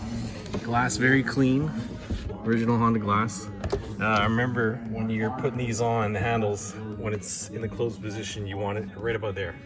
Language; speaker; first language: English; native; English